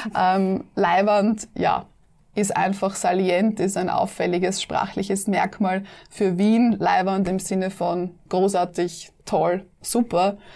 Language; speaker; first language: German; native; German